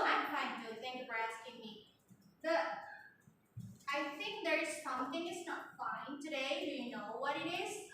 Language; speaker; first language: English; non-native, learner; Indonesian